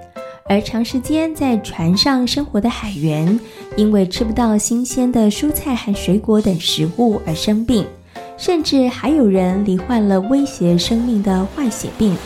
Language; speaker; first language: Chinese; native; Chinese